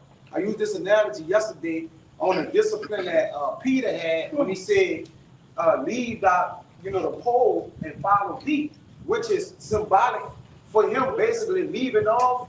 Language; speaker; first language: English; native; English